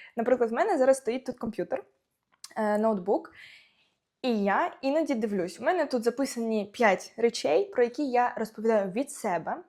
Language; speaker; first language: Ukrainian; non-native, local second language; Russian